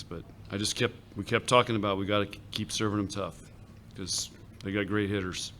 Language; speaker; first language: English; native; English